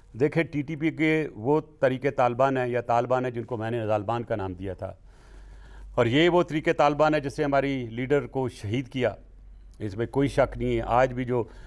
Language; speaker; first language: Urdu; non-native, local second language; Punjabi